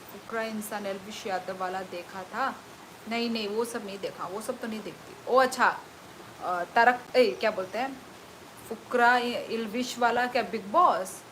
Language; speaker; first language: Hindi; non-native, local second language; Kok Borok